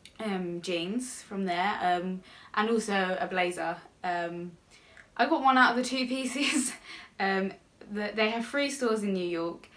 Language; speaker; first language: English; native; English